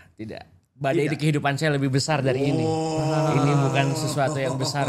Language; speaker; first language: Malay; non-native, local second language; Indonesian